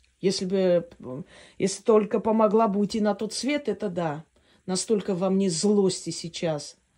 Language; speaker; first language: Russian; non-native, local second language; Armenian